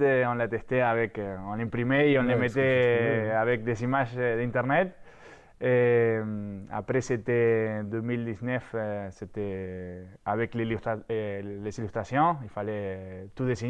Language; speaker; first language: French; non-native, fluent; Spanish